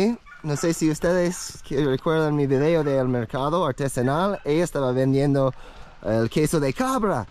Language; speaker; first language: Spanish; non-native, learner; English